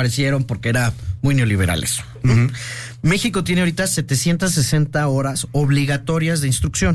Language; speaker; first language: Spanish; native; Spanish